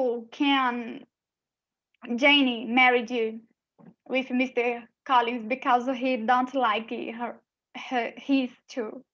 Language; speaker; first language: English; non-native, learner; Portuguese